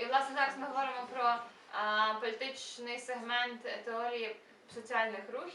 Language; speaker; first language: Ukrainian; native; Ukrainian